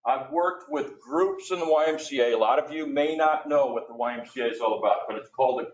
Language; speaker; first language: English; native; English